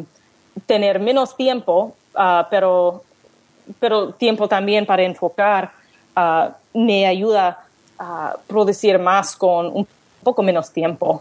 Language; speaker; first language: Spanish; non-native, learner; English